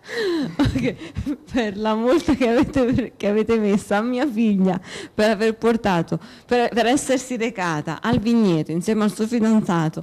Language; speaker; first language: Italian; native; Italian